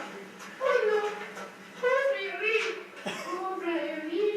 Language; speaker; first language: French; non-native, learner; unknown